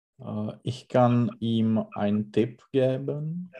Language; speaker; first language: German; non-native, learner; Czech